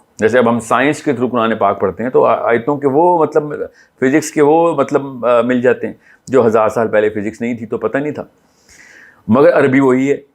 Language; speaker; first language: Urdu; native; Urdu